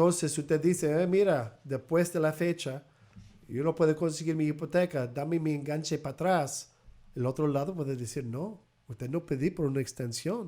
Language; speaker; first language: Spanish; early bilingual, heritage; Spanish